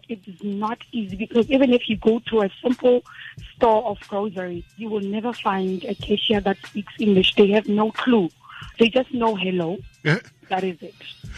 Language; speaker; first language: English; non-native, local second language; Zulu